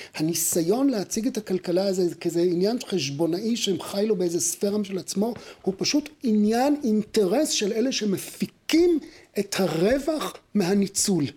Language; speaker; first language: Hebrew; native; Hebrew